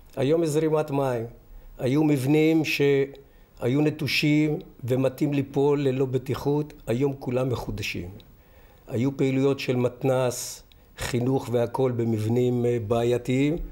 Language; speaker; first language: Hebrew; native; Hebrew